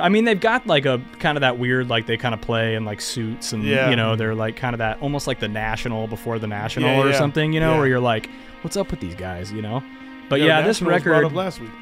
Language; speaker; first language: English; native; English